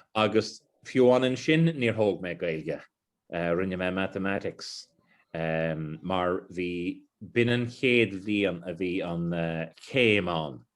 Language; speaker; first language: Irish; non-native, local second language; English